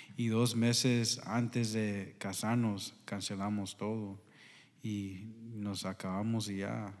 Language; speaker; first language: Spanish; early bilingual, heritage; Spanish